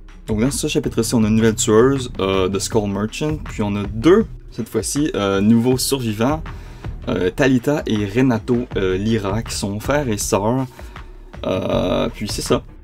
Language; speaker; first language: French; native; French